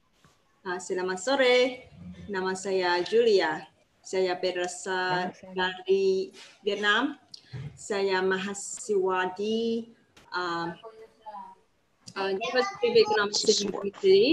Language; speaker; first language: Indonesian; non-native, learner; Vietnamese